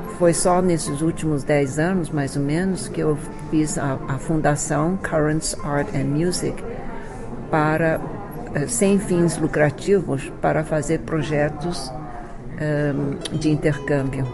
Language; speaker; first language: Portuguese; early bilingual, other home language; Chinese